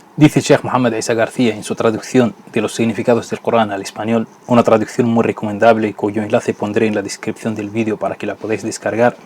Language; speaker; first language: Spanish; non-native, fluent; Arabic